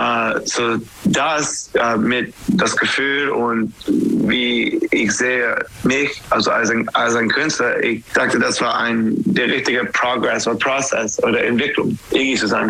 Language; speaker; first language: German; non-native, fluent; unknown